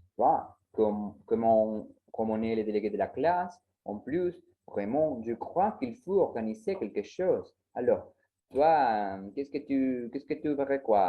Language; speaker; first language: French; non-native, learner; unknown